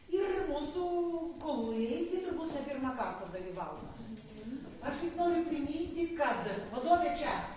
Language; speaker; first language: Lithuanian; non-native, local second language; Polish